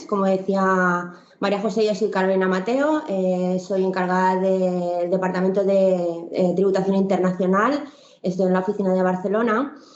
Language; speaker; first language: Spanish; native; Spanish